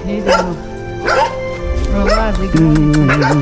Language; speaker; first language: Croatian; non-native, learner; Portuguese